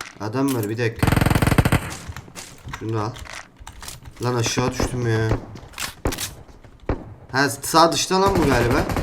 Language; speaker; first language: Turkish; native; Turkish